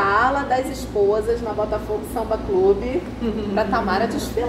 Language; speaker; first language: Portuguese; native; Portuguese